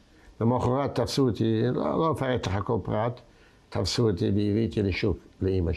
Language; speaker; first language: Hebrew; non-native, fluent; Yiddish